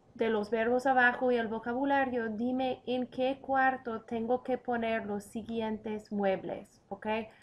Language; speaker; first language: Spanish; non-native, fluent; English